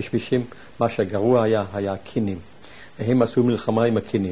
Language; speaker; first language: Hebrew; non-native, fluent; German